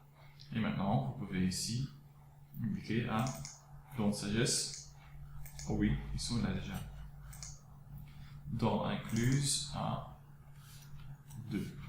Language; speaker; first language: French; non-native, local second language; Dutch